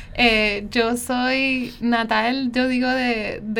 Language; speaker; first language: Spanish; native; Spanish